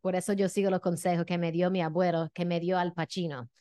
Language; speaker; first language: Spanish; non-native, fluent; English